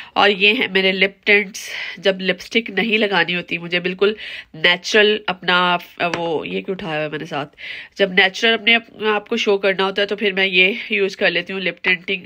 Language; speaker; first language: Urdu; non-native, local second language; Punjabi